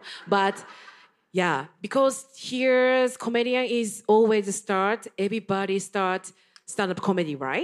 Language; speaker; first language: English; non-native, learner; Japanese